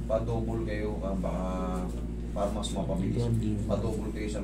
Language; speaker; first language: Filipino; native; Filipino